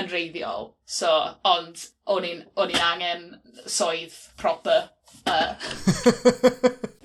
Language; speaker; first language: Welsh; non-native, local second language; English